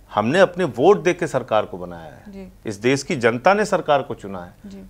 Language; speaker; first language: Hindi; native; Hindi